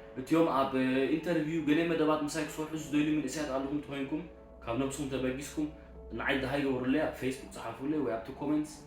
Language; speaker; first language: Tigrinya; early bilingual, heritage; Tigrinya